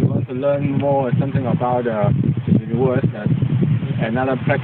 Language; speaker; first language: English; non-native, learner; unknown